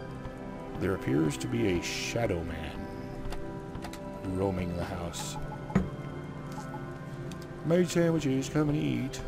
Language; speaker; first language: English; native; English